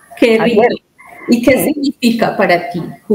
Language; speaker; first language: Spanish; native; Spanish